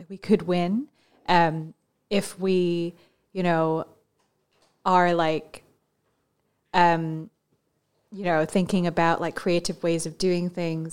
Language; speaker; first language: English; non-native, local second language; Cantonese